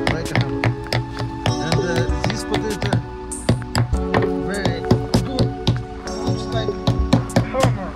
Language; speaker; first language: English; non-native, learner; Russian